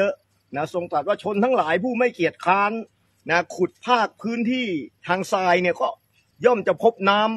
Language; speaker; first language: Thai; native; Thai